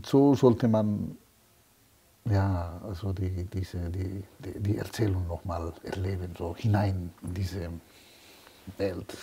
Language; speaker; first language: German; non-native, fluent; Spanish